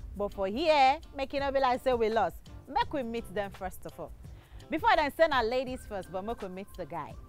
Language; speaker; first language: Nigerian Pidgin; native; Nigerian Pidgin